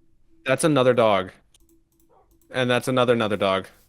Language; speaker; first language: English; native; English